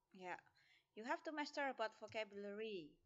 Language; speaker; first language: English; non-native, fluent; Indonesian